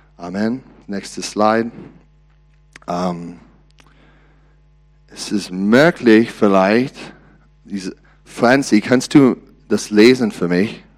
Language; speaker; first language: German; non-native, learner; English